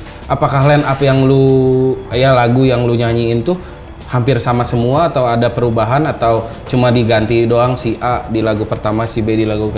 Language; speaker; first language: Indonesian; native; Indonesian